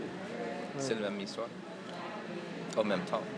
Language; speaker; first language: French; non-native, fluent; English